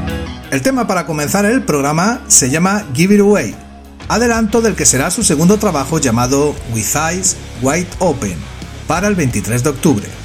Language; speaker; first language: Spanish; native; Spanish